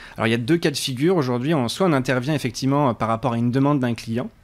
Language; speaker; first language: French; native; French